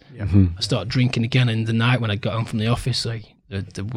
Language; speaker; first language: English; native; English